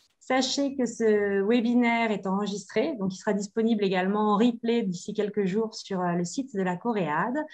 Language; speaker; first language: French; native; French